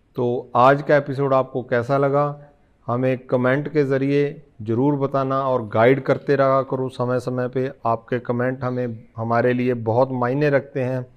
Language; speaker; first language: Hindi; non-native, local second language; Punjabi